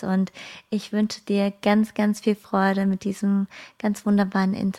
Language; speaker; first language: German; native; German